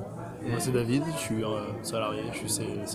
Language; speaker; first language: French; native; French